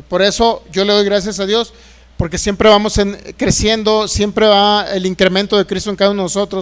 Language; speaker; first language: Spanish; native; Spanish